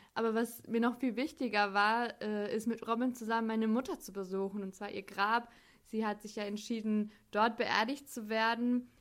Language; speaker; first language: German; native; German